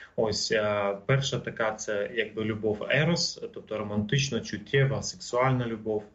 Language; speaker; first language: Ukrainian; native; Ukrainian